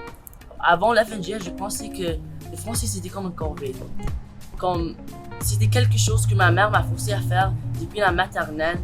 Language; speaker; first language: French; non-native, local second language; English